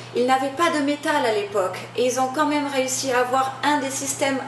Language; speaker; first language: French; native; French